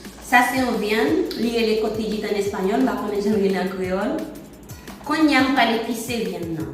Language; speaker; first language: French; non-native, learner; Haitian Creole